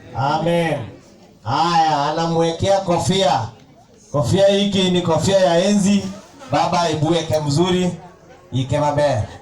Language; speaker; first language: Swahili; non-native, local second language; Luo (Kenya and Tanzania)